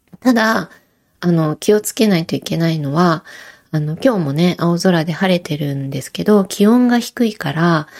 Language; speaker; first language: Japanese; native; Japanese